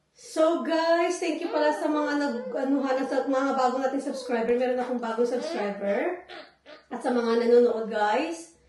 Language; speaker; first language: Filipino; non-native, local second language; Hiligaynon